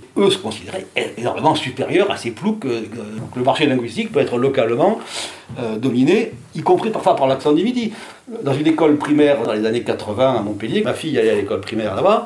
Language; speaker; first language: French; native; French